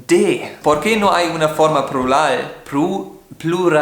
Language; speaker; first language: Spanish; non-native, fluent; German